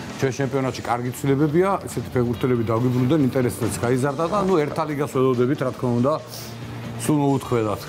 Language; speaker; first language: Georgian; native; Georgian